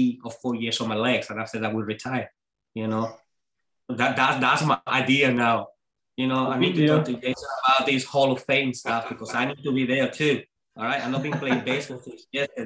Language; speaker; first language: English; non-native, fluent; Spanish